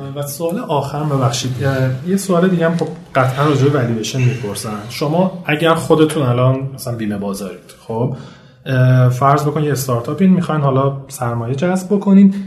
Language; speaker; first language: Persian; native; Persian